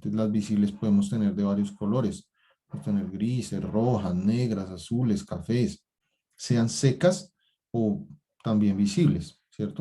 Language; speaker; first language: Spanish; native; Spanish